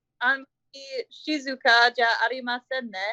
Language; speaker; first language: Japanese; non-native, learner; English